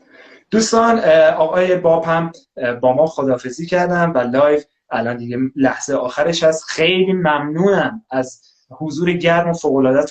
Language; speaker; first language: Persian; native; Persian